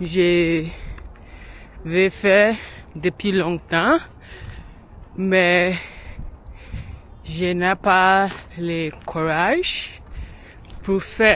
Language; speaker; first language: French; non-native, learner; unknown